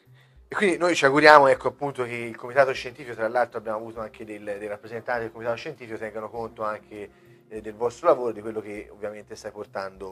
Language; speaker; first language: Italian; native; Italian